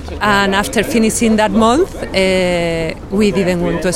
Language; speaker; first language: English; non-native, fluent; Spanish